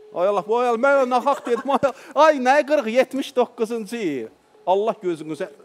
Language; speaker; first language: Azerbaijani; native; Azerbaijani